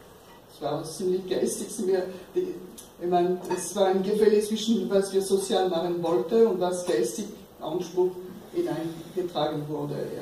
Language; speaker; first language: German; non-native, fluent; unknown